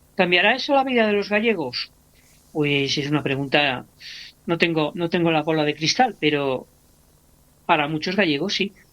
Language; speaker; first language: Spanish; native; Spanish